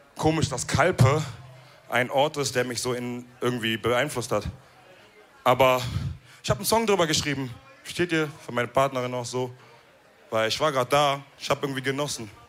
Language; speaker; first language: German; early bilingual, other home language; Wolof